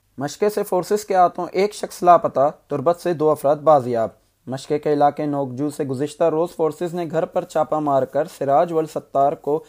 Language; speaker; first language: Urdu; non-native, local second language; Baluchi